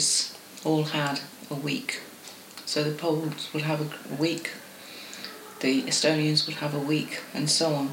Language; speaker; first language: English; non-native, local second language; Estonian